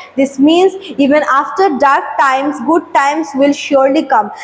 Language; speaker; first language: English; non-native, local second language; Bangla